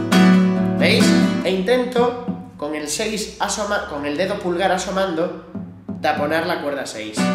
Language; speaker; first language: Spanish; native; Spanish